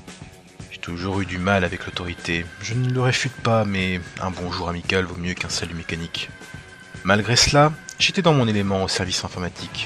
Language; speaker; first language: French; native; French